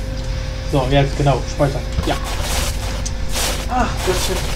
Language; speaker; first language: German; native; German